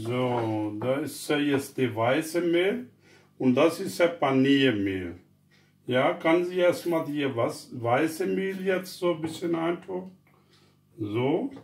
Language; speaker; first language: German; non-native, learner; Urdu